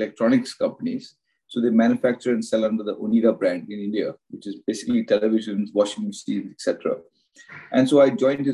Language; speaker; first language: English; non-native, local second language; Hindi